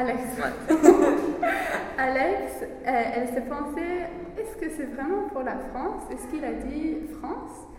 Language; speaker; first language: French; non-native, learner; English